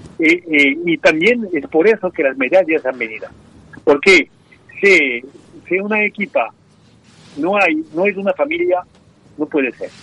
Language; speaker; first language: Spanish; non-native, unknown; French